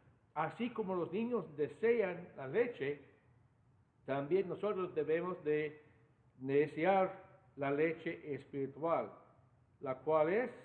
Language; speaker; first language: Spanish; non-native, fluent; English